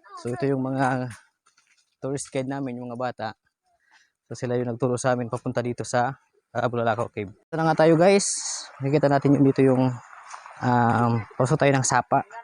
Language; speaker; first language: Filipino; non-native, local second language; Bikol